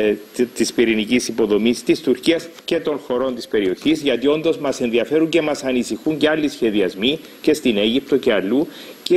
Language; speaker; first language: Greek; native; Greek